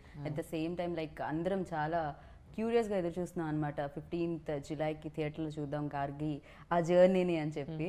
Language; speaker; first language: Telugu; native; Telugu